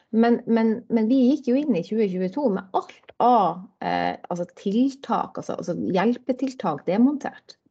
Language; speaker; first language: Norwegian; native; Norwegian